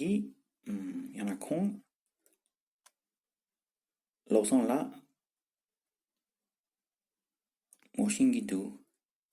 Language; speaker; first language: French; non-native, fluent; Tibetan